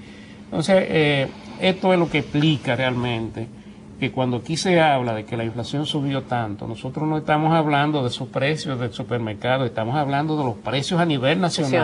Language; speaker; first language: Spanish; native; Spanish